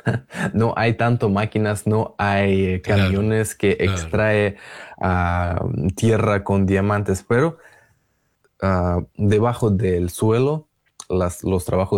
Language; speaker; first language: Spanish; non-native, fluent; Russian